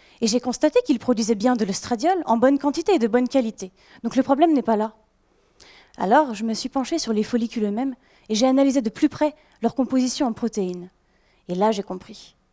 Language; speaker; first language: French; native; French